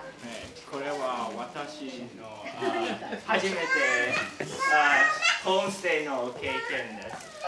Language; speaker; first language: Japanese; non-native, learner; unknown